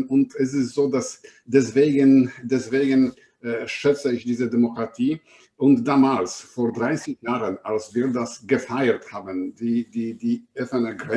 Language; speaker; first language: German; non-native, fluent; Polish